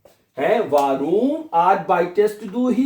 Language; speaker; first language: German; non-native, fluent; Urdu